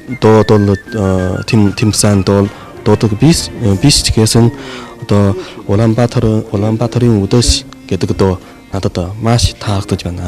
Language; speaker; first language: Mongolian; non-native, fluent; Chinese